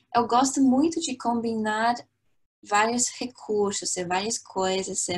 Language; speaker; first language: Portuguese; non-native, fluent; English